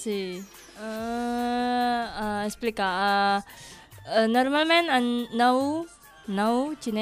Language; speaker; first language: Catalan; non-native, learner; Indonesian